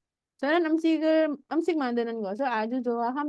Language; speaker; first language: Korean; non-native, fluent; Indonesian